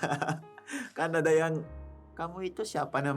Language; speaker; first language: Indonesian; non-native, learner; Tausug